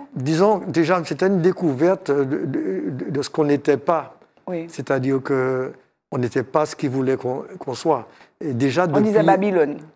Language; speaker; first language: French; native; French